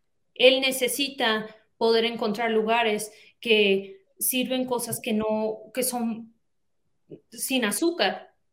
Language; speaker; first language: Spanish; early bilingual, heritage; Spanish